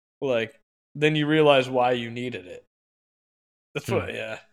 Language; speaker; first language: English; native; English